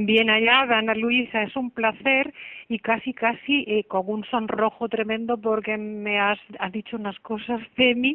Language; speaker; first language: Spanish; native; Spanish